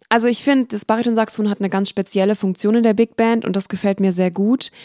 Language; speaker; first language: German; native; German